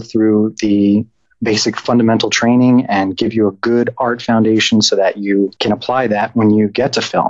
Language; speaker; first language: English; native; English